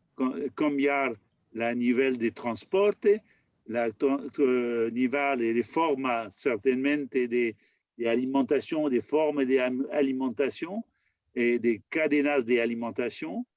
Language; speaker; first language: Spanish; non-native, learner; French